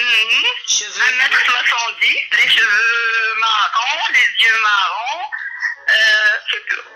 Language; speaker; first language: French; non-native, local second language; Arabic